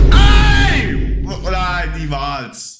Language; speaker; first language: German; native; German